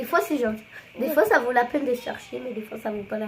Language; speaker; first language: French; native; French